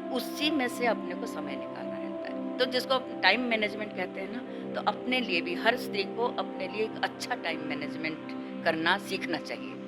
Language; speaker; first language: Hindi; non-native, local second language; Odia